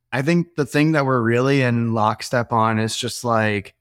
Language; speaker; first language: English; native; English